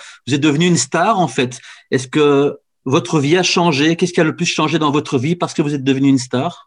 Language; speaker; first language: French; native; French